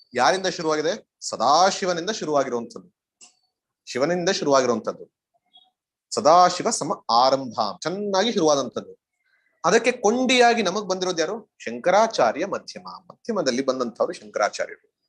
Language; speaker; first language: Kannada; native; Kannada